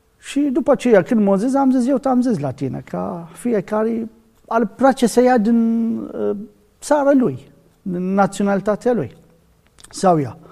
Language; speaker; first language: Romanian; non-native, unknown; Arabic